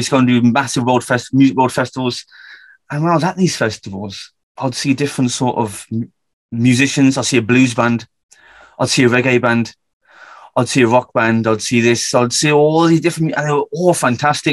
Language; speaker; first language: English; native; English